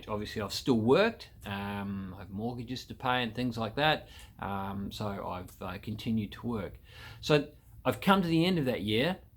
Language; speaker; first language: English; native; English